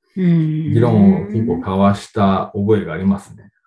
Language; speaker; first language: Japanese; native; Japanese